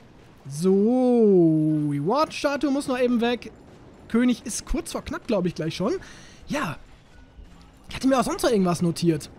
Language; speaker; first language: German; native; German